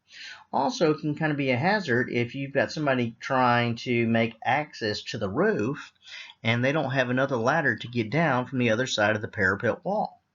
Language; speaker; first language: English; native; English